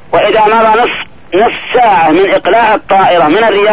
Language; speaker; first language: Arabic; native; Arabic